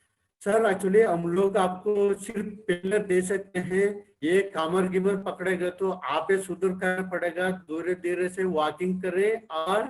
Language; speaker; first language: Hindi; non-native, local second language; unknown